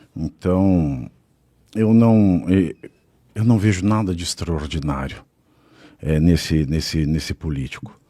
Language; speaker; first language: Portuguese; native; Portuguese